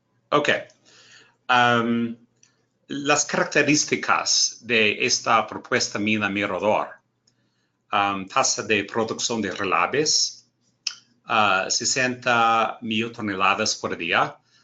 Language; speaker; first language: Spanish; non-native, learner; English